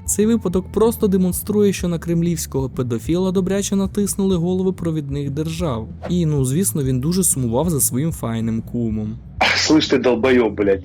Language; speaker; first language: Ukrainian; non-native, local second language; Russian